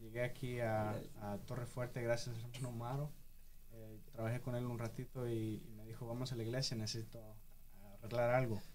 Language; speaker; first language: Spanish; early bilingual, heritage; Spanish